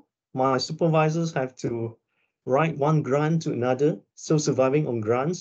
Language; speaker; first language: English; non-native, local second language; Chinese